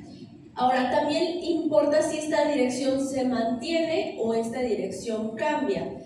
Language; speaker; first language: Spanish; native; Spanish